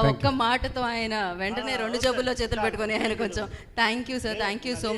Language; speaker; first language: Telugu; native; Telugu